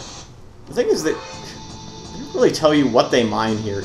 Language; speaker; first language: English; native; English